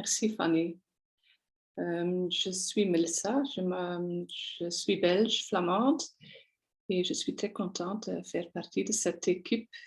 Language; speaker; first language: French; non-native, local second language; Dutch